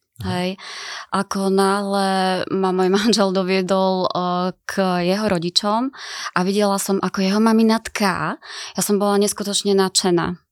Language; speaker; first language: Slovak; native; Slovak